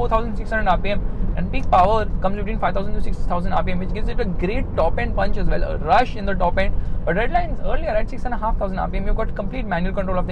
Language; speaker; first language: English; non-native, local second language; Hindi